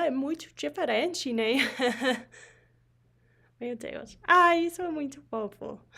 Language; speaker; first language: Portuguese; non-native, learner; English